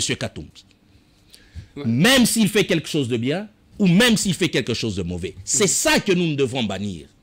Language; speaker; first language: French; non-native, local second language; Swahili